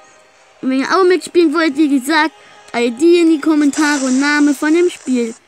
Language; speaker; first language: German; native; German